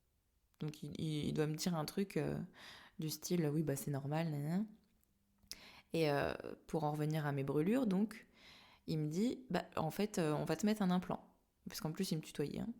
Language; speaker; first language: French; native; French